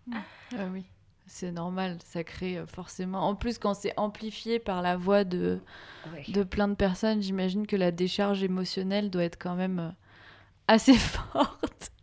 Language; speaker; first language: French; native; French